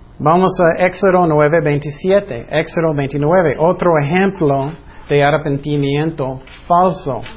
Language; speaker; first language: Spanish; non-native, fluent; English